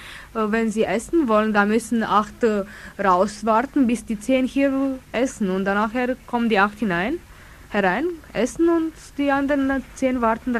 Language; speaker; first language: German; non-native, fluent; Romanian